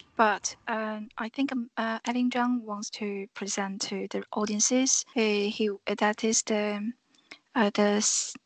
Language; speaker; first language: English; non-native, fluent; Chinese